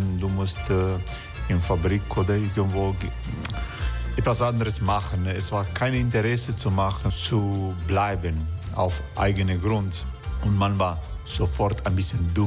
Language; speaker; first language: German; non-native, fluent; Croatian